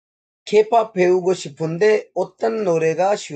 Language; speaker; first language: Korean; non-native, learner; Urdu